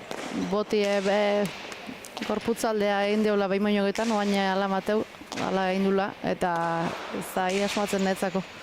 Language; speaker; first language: Basque; native; Basque